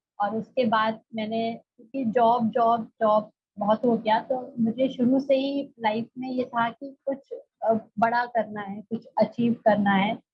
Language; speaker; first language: Hindi; native; Hindi